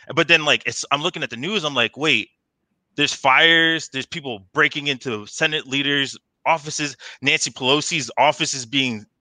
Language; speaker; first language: English; native; English